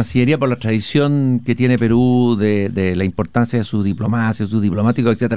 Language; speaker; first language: Spanish; native; Spanish